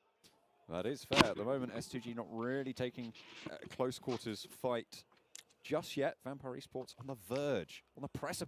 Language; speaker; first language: English; native; English